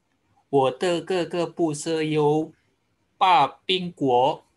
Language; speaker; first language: Chinese; non-native, learner; Indonesian